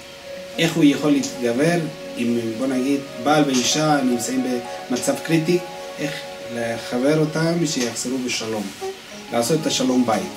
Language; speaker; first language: Hebrew; non-native, fluent; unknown